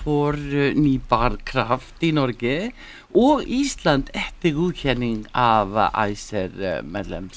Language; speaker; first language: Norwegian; non-native, learner; Icelandic